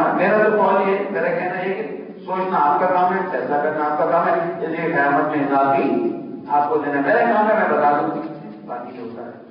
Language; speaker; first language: Urdu; non-native, local second language; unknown